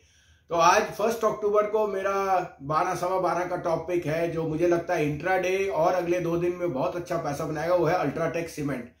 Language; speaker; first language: Hindi; native; Hindi